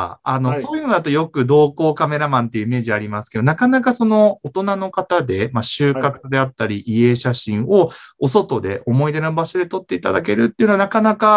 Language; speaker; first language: Japanese; native; Japanese